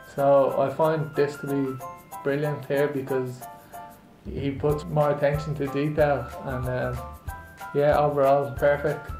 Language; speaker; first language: English; native; English